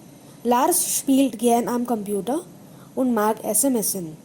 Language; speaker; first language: German; non-native, fluent; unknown